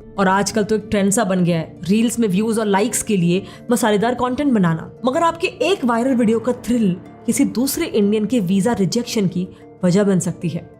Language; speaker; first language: Hindi; native; Hindi